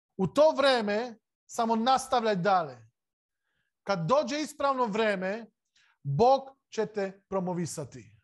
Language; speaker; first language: Serbian; non-native, local second language; Slovak